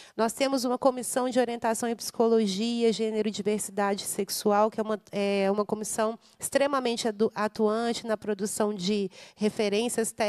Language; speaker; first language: Portuguese; native; Portuguese